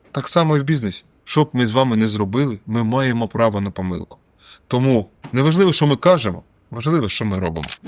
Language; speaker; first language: Ukrainian; non-native, local second language; Russian